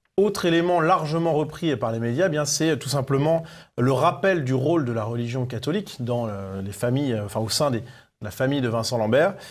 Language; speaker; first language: French; native; French